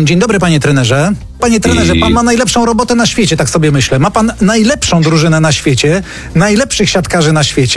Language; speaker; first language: Polish; native; Polish